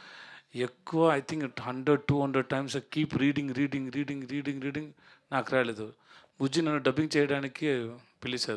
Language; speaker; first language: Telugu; non-native, learner; Tamil